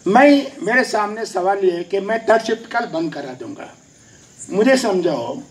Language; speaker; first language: Hindi; non-native, local second language; Telugu